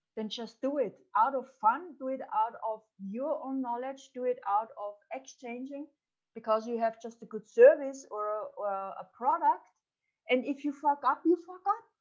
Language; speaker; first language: English; non-native, fluent; German